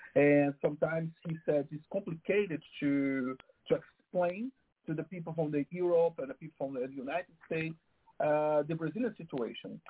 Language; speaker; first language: English; non-native, fluent; Portuguese